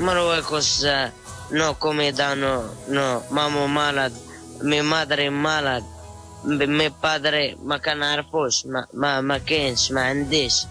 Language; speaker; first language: Spanish; non-native, learner; Arabic